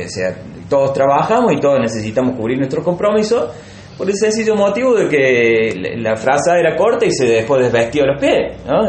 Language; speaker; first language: Spanish; native; Spanish